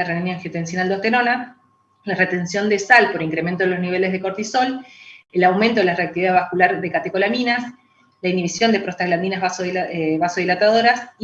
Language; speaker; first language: Spanish; native; Spanish